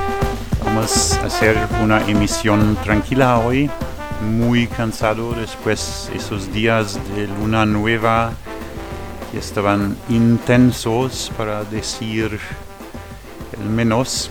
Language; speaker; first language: Spanish; non-native, learner; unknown